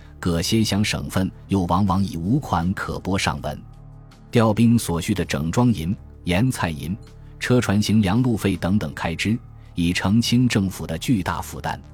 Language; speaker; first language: Chinese; native; Chinese